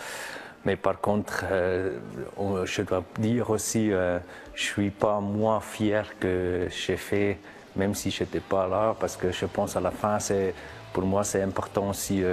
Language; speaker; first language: French; non-native, local second language; German